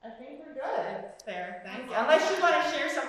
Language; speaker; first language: English; native; English